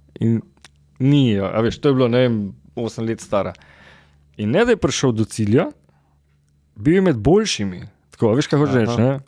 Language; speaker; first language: Slovenian; native; Slovenian